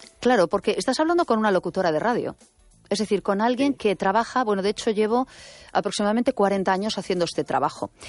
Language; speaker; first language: Spanish; native; Spanish